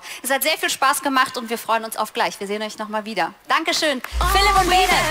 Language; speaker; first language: German; native; German